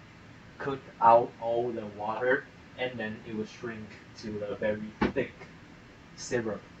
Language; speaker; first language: English; non-native, fluent; Chinese